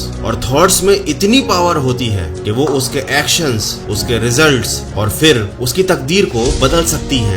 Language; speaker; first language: Hindi; native; Hindi